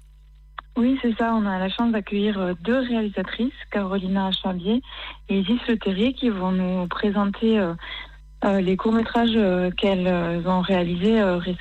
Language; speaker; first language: French; native; French